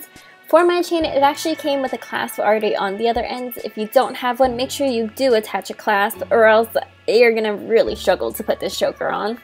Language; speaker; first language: English; native; English